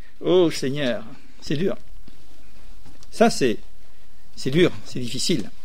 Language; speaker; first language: French; native; French